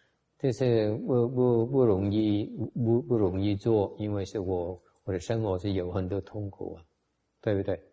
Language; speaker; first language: Chinese; non-native, fluent; Vietnamese